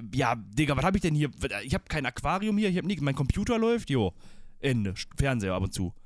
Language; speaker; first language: German; early bilingual, other home language; Turkish